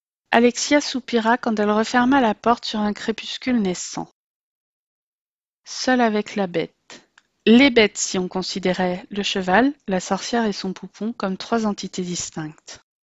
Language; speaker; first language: French; native; French